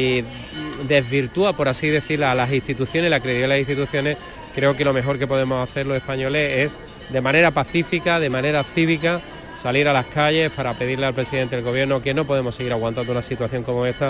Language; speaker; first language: Spanish; native; Spanish